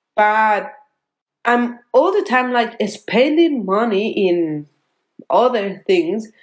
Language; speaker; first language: English; non-native, fluent; Spanish